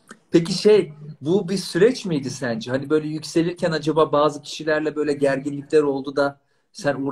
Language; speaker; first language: Turkish; native; Turkish